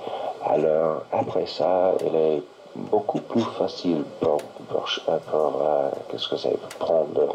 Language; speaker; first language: French; non-native, learner; English